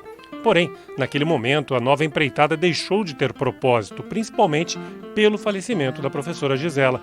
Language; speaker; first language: Portuguese; native; Portuguese